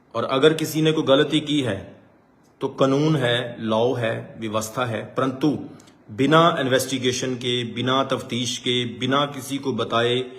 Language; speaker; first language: Hindi; non-native, local second language; Punjabi